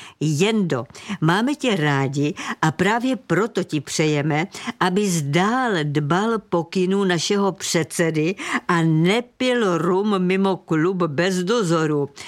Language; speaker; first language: Czech; native; Czech